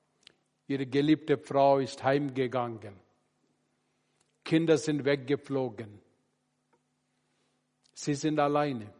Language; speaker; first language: German; non-native, learner; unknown